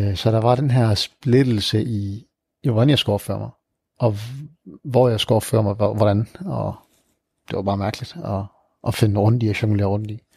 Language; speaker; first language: Danish; early bilingual, other home language; Arabic